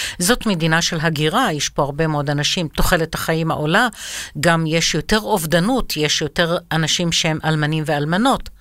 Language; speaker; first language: Hebrew; non-native, fluent; Arabic